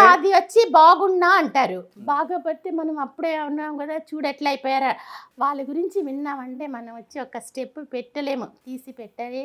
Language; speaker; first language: Telugu; native; Telugu